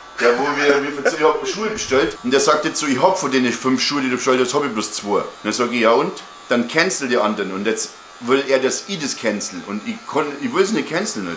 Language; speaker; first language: German; native; German